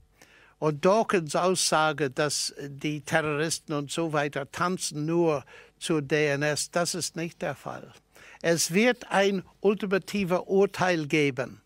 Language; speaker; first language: German; non-native, fluent; English